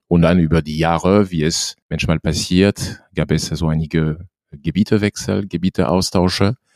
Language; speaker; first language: German; non-native, fluent; French